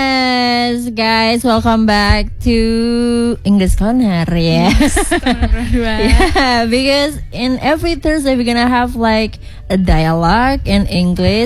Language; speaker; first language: English; non-native, fluent; Indonesian